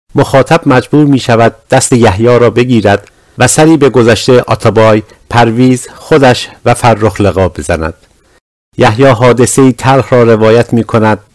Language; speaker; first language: Persian; non-native, local second language; Azerbaijani